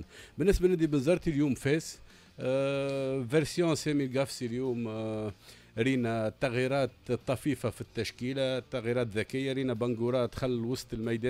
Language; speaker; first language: Arabic; native; Arabic